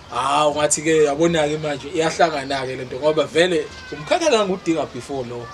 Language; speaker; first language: Zulu; native; Zulu